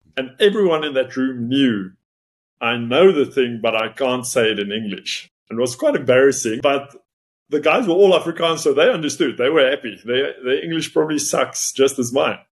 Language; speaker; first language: English; non-native, local second language; Afrikaans